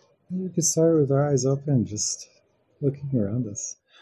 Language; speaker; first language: English; native; English